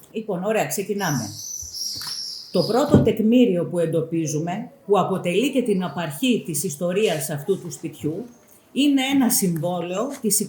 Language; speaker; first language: Greek; native; Greek